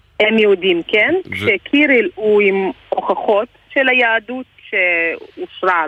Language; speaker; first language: Hebrew; non-native, fluent; Russian